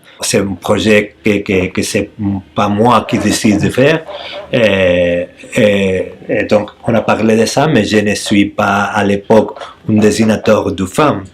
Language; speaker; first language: French; non-native, learner; Spanish